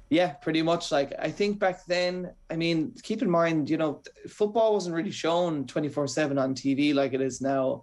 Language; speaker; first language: English; native; English